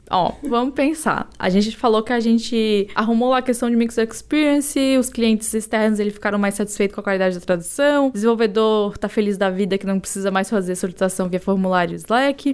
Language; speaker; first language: Portuguese; native; Portuguese